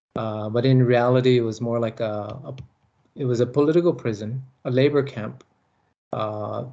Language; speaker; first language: English; early bilingual, other home language; Lao